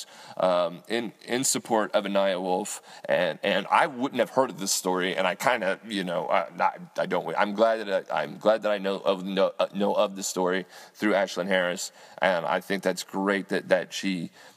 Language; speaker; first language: English; native; English